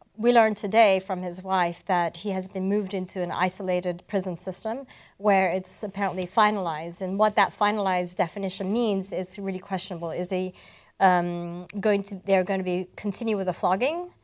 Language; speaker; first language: English; non-native, local second language; Malay